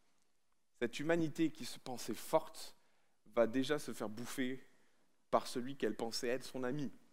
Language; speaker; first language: French; native; French